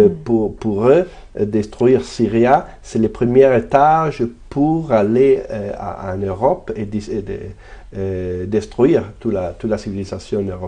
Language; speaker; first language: French; non-native, fluent; Italian